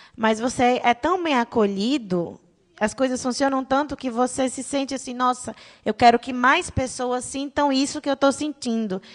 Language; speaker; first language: Portuguese; native; Portuguese